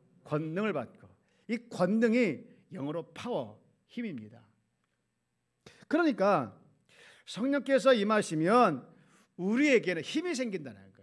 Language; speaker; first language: Korean; native; Korean